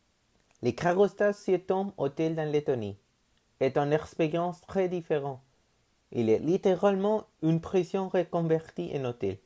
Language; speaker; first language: French; non-native, learner; Spanish